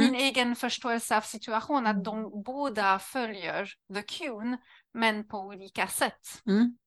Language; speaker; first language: Swedish; non-native, learner; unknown